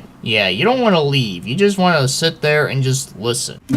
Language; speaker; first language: English; native; English